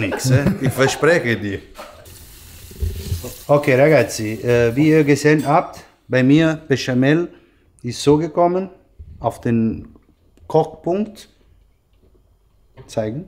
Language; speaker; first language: German; non-native, learner; Italian